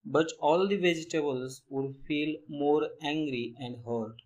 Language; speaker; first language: English; non-native, local second language; Marathi